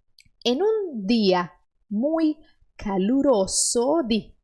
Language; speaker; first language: Spanish; non-native, fluent; Portuguese